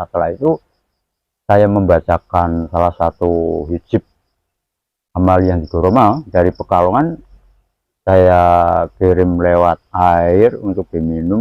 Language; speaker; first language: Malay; non-native, local second language; Javanese